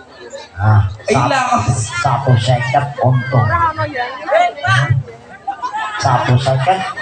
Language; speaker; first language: Indonesian; non-native, local second language; Javanese